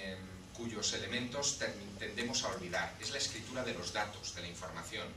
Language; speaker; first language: Spanish; native; Spanish